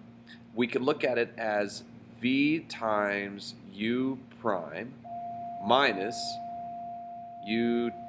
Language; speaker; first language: English; native; English